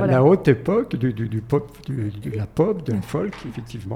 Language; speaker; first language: French; native; French